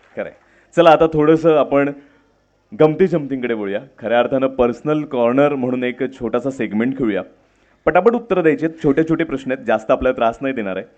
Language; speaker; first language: Marathi; native; Marathi